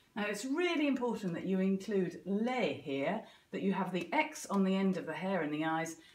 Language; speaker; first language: English; native; English